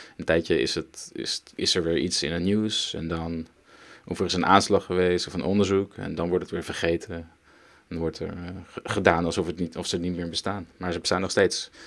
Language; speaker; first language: Dutch; early bilingual, other home language; Turkish